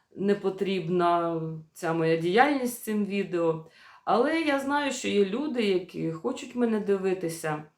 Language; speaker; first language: Ukrainian; non-native, local second language; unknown